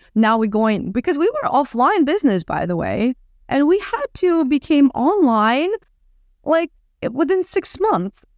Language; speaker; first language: English; non-native, fluent; Russian